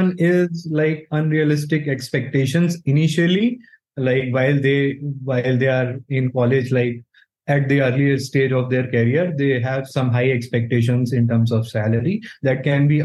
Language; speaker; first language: English; non-native, local second language; Hindi